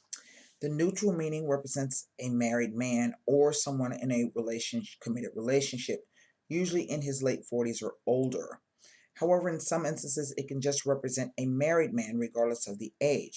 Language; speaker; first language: English; native; English